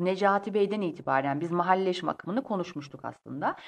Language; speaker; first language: Turkish; native; Turkish